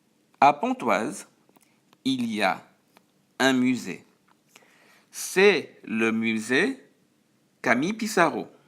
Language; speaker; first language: French; non-native, fluent; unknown